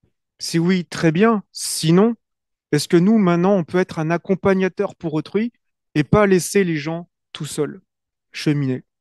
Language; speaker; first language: French; native; French